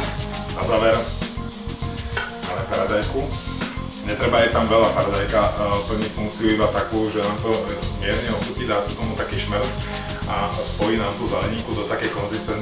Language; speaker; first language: Slovak; native; Slovak